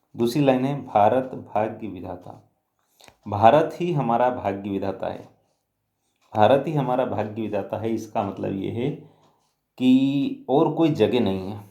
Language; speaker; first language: Hindi; native; Hindi